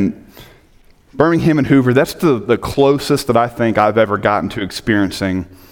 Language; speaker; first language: English; native; English